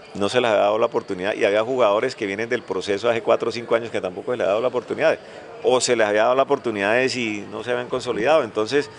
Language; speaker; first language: Spanish; native; Spanish